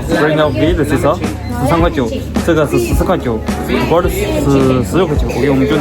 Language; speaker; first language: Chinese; early bilingual, heritage; Chinese